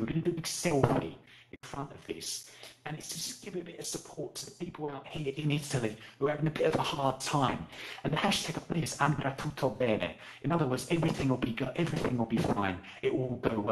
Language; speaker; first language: English; native; English